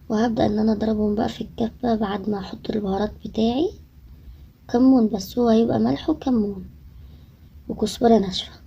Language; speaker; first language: Arabic; native; Arabic